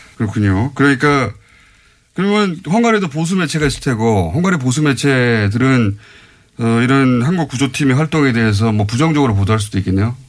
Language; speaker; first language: Korean; native; Korean